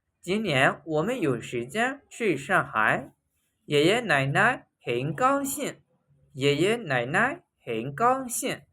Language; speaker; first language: Chinese; non-native, fluent; Burmese